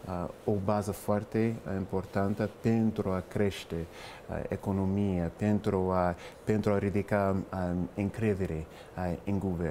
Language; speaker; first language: Romanian; non-native, fluent; English